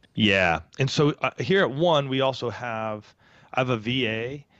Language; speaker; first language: English; native; English